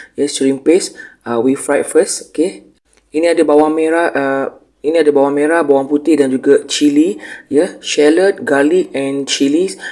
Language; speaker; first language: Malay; native; Malay